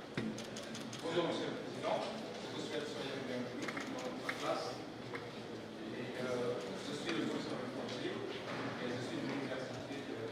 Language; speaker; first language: French; non-native, fluent; Indonesian